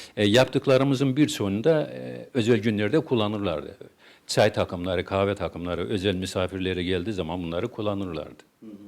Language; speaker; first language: Turkish; native; Turkish